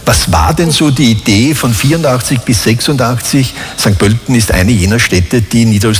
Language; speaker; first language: German; native; German